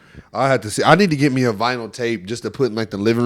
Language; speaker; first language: English; native; English